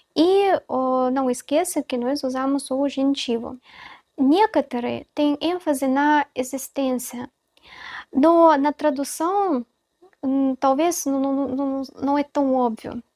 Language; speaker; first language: Portuguese; non-native, fluent; Russian